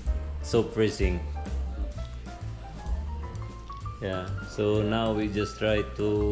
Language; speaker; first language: English; non-native, learner; Filipino